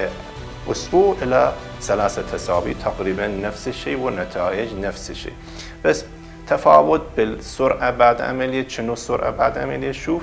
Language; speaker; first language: Arabic; non-native, learner; Persian